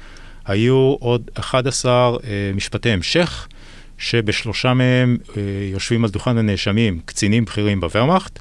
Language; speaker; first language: Hebrew; native; Hebrew